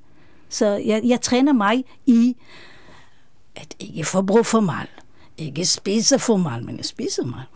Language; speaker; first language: Danish; non-native, fluent; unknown